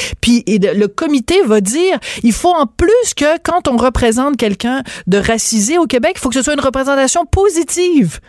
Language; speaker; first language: French; native; French